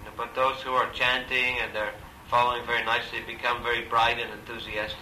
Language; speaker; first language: English; native; English